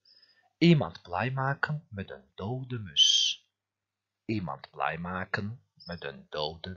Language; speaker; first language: Dutch; non-native, fluent; Turkish